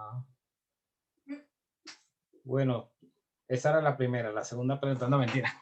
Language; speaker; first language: Spanish; native; Spanish